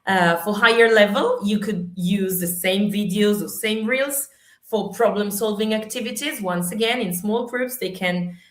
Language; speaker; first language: English; non-native, fluent; Italian